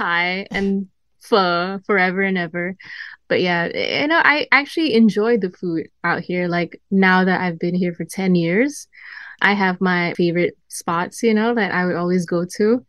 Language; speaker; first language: English; non-native, local second language; Malay